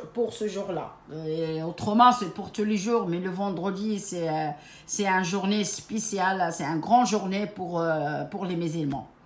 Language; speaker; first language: French; non-native, local second language; Arabic